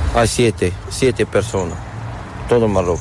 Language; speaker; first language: Spanish; non-native, learner; Arabic